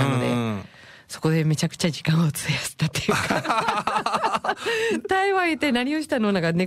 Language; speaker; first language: Japanese; non-native, fluent; Spanish